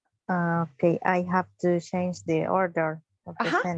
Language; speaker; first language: English; non-native, learner; Spanish